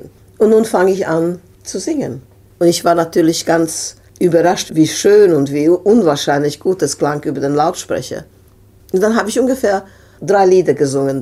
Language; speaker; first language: German; non-native, fluent; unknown